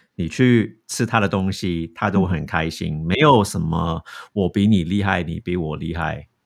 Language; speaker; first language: Chinese; non-native, fluent; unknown